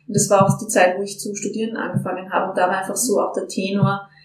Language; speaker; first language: German; non-native, fluent; Finnish